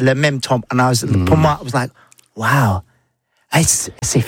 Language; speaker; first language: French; non-native, learner; English